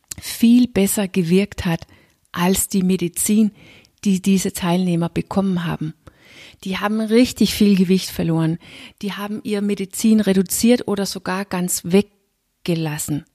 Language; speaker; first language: German; non-native, fluent; Danish